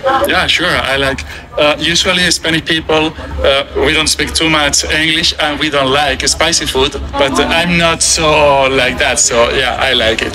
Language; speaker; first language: English; non-native, fluent; Spanish